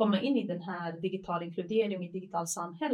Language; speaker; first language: Swedish; non-native, fluent; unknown